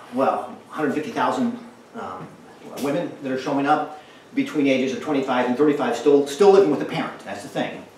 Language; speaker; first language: English; native; English